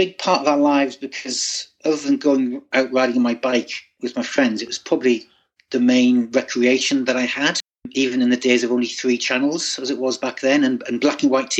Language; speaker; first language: English; native; English